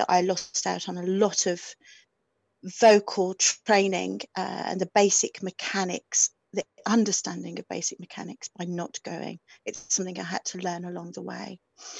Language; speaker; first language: English; native; English